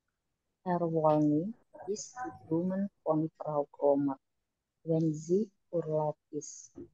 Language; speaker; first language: German; non-native, learner; Indonesian